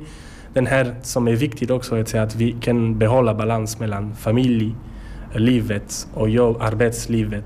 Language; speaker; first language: Swedish; non-native, learner; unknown